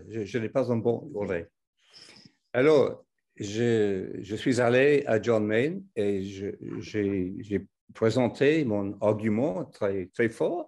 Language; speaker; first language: French; non-native, fluent; English